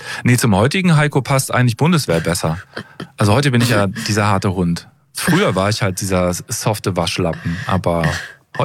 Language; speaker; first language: German; native; German